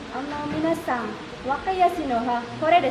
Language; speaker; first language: Japanese; non-native, learner; Indonesian